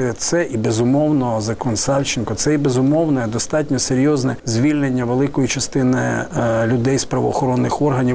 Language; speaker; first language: Ukrainian; native; Ukrainian